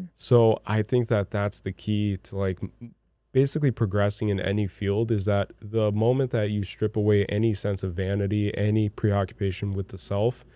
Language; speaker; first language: English; non-native, fluent; Portuguese